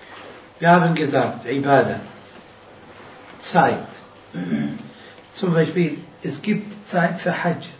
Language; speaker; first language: German; non-native, fluent; Arabic